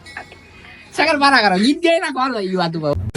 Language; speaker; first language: Hindi; non-native, local second language; Gujarati